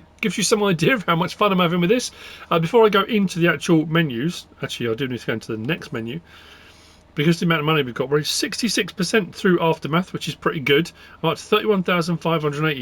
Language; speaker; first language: English; native; English